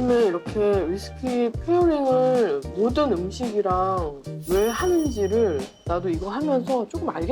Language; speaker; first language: Korean; native; Korean